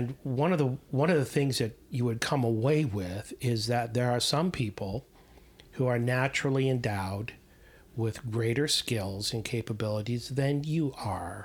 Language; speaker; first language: English; native; English